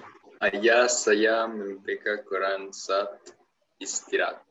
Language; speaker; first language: Indonesian; non-native, learner; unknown